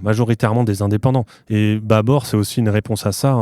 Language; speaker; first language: French; native; French